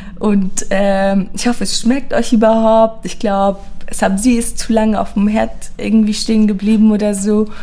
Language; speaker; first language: German; early bilingual, other home language; Persian